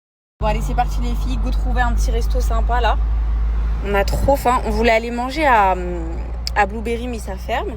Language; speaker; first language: French; native; French